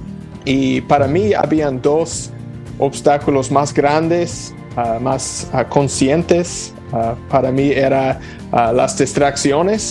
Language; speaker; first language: Spanish; non-native, fluent; English